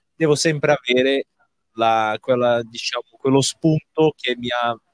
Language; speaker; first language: Italian; non-native, fluent; Portuguese